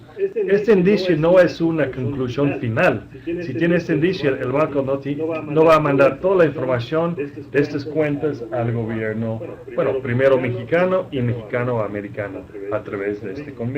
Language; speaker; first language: Spanish; non-native, fluent; English